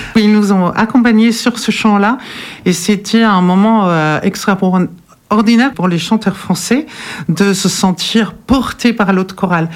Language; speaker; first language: French; non-native, fluent; German